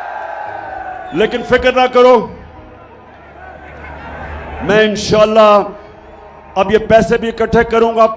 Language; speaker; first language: Urdu; native; Urdu